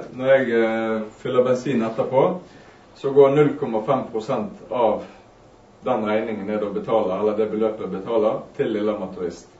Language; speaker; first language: Norwegian; native; Norwegian